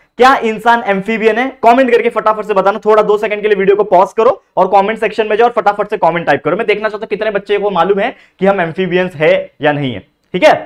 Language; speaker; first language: Hindi; native; Hindi